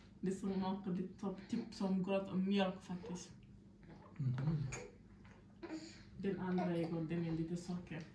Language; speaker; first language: Swedish; early bilingual, other home language; Turkish